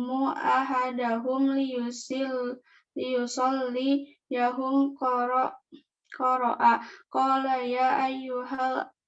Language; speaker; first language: Arabic; non-native, learner; Indonesian